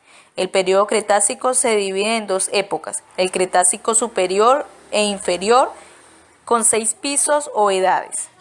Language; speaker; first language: Spanish; native; Spanish